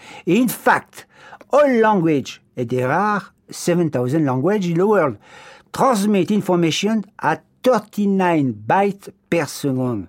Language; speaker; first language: English; non-native, fluent; French